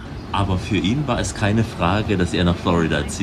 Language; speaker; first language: German; native; German